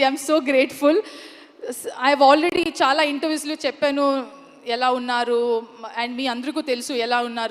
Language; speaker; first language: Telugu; non-native, learner; Kannada